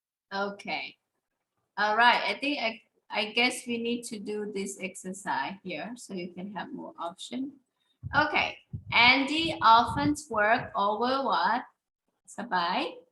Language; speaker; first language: English; non-native, learner; Thai